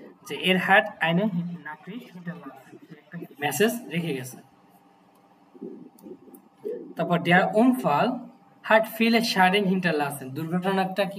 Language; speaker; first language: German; non-native, fluent; Bangla